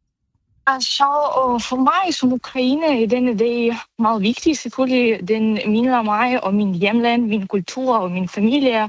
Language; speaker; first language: Danish; non-native, fluent; Ukrainian